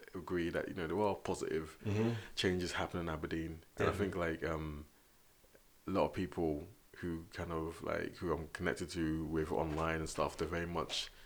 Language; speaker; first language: English; native; English